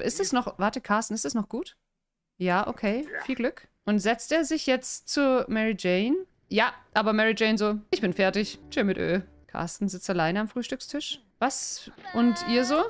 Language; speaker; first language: German; native; German